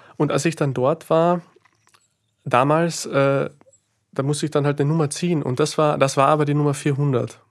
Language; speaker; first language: German; native; German